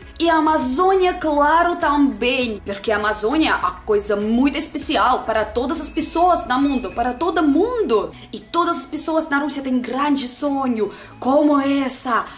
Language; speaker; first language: Portuguese; non-native, learner; Russian